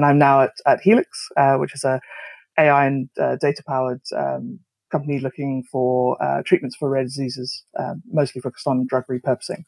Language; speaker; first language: English; native; English